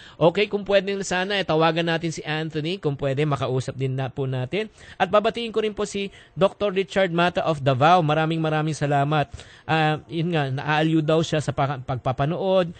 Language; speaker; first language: Filipino; native; Filipino